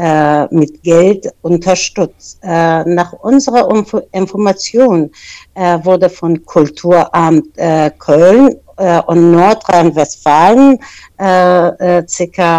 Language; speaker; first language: German; non-native, fluent; Persian